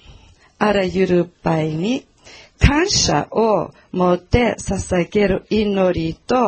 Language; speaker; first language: Japanese; non-native, learner; Portuguese